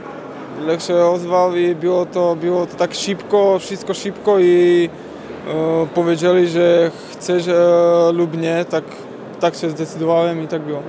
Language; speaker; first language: Polish; non-native, learner; Slovak